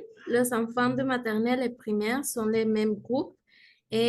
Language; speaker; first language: French; non-native, learner; Spanish